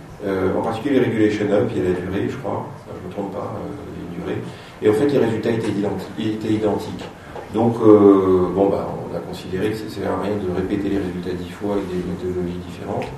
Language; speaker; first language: French; native; French